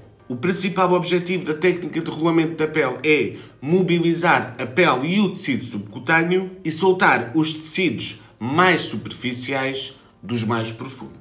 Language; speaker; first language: Portuguese; native; Portuguese